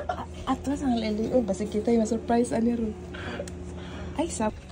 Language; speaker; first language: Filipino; non-native, local second language; Cebuano